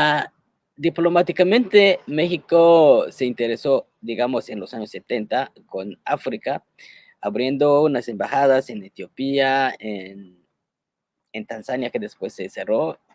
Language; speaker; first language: Spanish; non-native, fluent; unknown